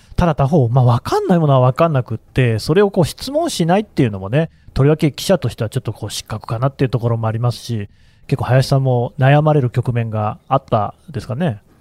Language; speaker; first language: Japanese; native; Japanese